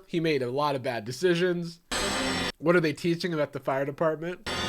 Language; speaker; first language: English; native; English